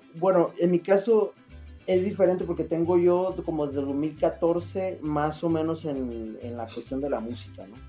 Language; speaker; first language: Spanish; native; Spanish